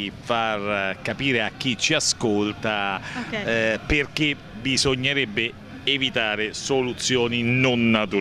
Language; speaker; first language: Italian; native; Italian